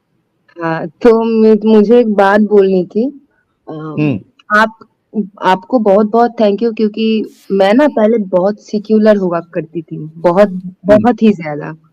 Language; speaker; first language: Hindi; non-native, local second language; Bangla